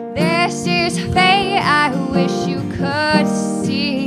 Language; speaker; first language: English; native; English